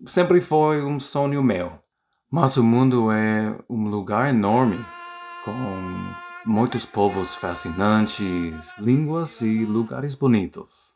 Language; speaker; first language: Portuguese; non-native, learner; English